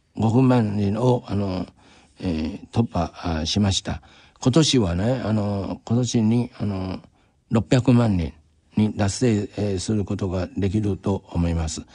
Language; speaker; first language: Japanese; non-native, fluent; Chinese